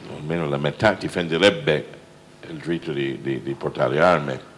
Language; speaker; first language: Italian; non-native, fluent; English